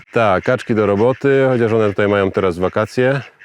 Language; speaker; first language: Polish; native; Polish